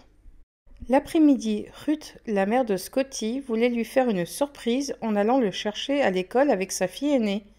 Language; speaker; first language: French; native; French